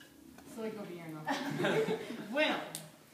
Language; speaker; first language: Spanish; non-native, learner; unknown